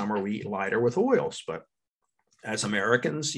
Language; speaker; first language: English; native; English